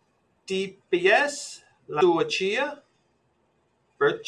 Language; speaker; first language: Italian; non-native, learner; English